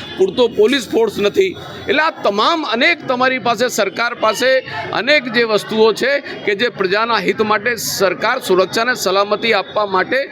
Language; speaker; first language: Gujarati; native; Gujarati